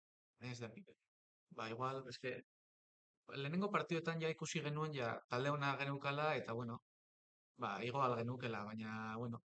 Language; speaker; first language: Basque; non-native, local second language; Spanish